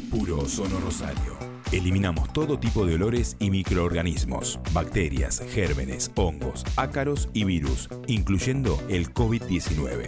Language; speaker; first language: Spanish; native; Spanish